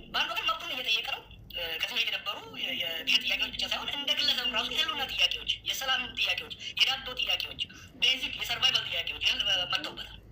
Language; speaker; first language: Amharic; non-native, local second language; Oromo